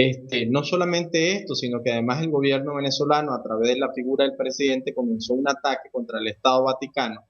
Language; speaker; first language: Spanish; native; Spanish